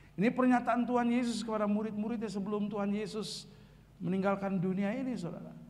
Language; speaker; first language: Indonesian; native; Indonesian